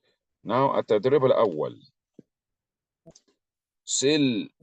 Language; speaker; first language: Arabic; non-native, fluent; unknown